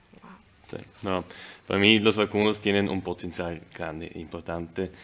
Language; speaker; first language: Spanish; non-native, fluent; German